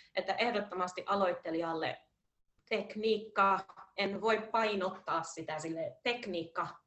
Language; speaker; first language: Finnish; early bilingual, heritage; Finnish